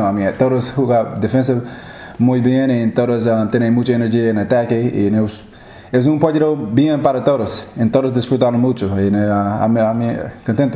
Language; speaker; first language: Spanish; non-native, learner; English